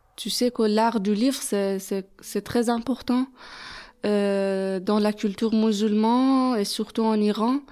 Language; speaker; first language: French; non-native, fluent; Persian